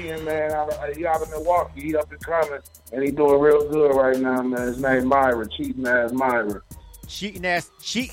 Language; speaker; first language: English; native; English